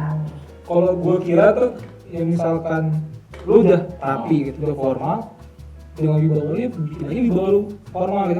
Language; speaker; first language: Indonesian; native; Indonesian